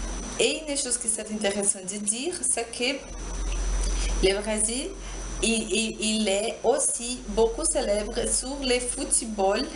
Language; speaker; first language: French; non-native, learner; Portuguese